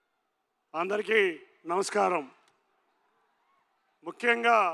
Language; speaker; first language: Telugu; native; Telugu